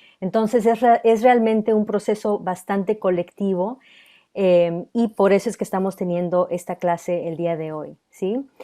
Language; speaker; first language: Spanish; early bilingual, heritage; Spanish